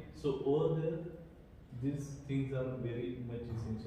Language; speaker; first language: English; non-native, local second language; Marathi